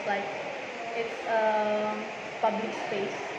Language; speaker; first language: English; non-native, learner; Indonesian